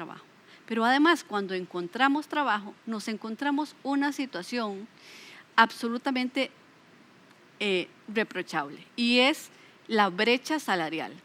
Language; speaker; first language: Spanish; native; Spanish